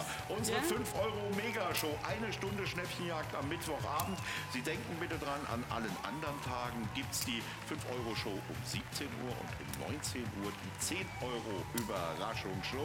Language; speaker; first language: German; native; German